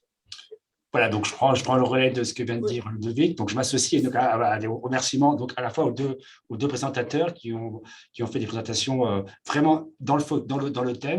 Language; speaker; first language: French; native; French